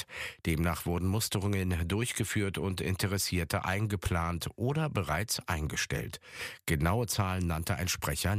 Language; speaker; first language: German; native; German